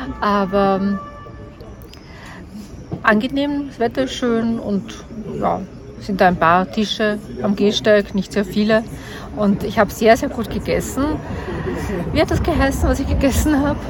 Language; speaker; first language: German; native; German